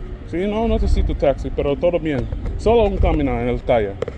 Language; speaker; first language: Spanish; non-native, learner; English